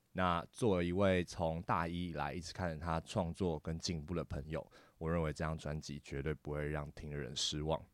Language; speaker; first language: Chinese; native; Chinese